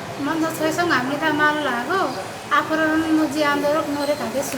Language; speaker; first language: Korean; non-native, learner; Nepali